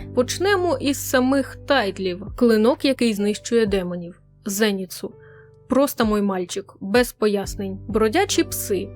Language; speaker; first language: Ukrainian; non-native, local second language; Russian